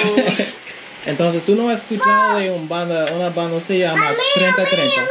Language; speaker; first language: Spanish; non-native, learner; English